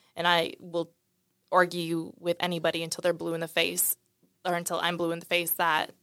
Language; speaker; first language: English; native; English